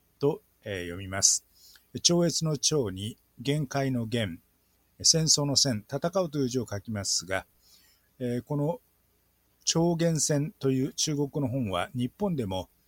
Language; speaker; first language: Japanese; native; Japanese